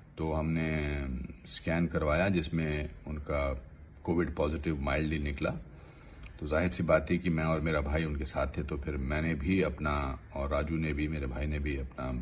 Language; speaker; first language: Hindi; native; Hindi